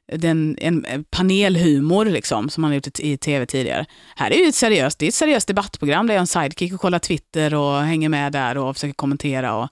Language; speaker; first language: Swedish; native; Swedish